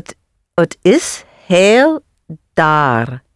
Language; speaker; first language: Dutch; non-native, learner; English